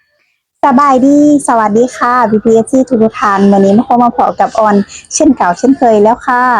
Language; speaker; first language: Thai; non-native, local second language; Northeastern Thai